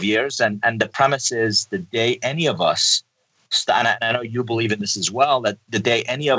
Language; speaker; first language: English; non-native, fluent; Persian